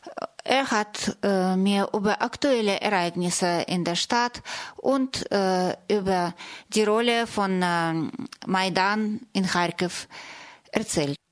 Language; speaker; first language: German; non-native, fluent; Russian